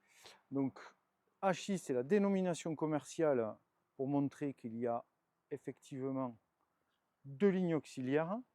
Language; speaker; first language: French; native; French